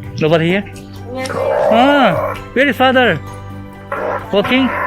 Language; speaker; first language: English; non-native, learner; Korean